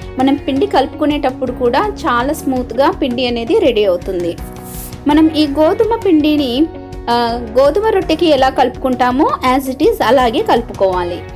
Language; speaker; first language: Telugu; non-native, local second language; Urdu